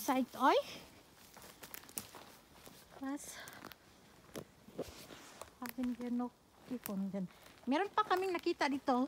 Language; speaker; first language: German; non-native, learner; Filipino